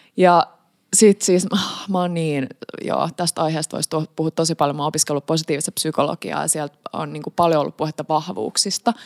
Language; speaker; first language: Finnish; native; Finnish